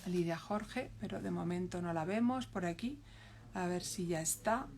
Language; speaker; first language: Spanish; native; Spanish